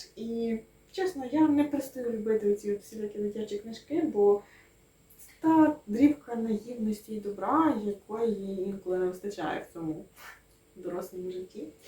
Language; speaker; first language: Ukrainian; native; Ukrainian